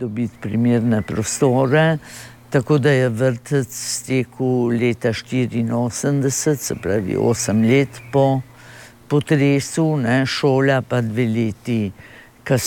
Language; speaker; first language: Slovenian; native; Slovenian